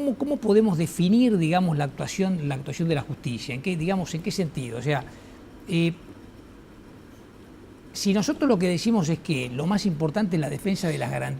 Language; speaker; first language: Spanish; native; Spanish